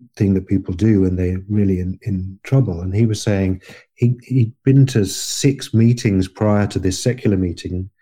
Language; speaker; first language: English; native; English